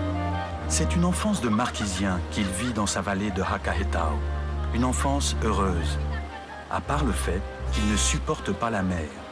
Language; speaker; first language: French; native; French